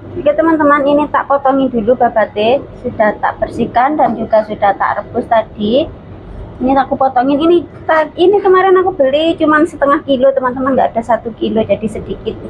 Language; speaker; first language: Indonesian; non-native, local second language; Javanese